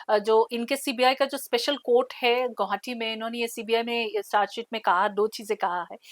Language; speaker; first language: Hindi; non-native, local second language; Assamese